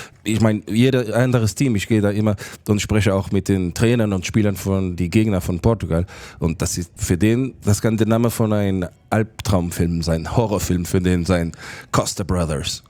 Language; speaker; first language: German; non-native, fluent; Portuguese